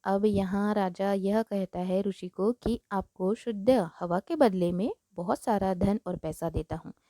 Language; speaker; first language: Hindi; non-native, local second language; Marathi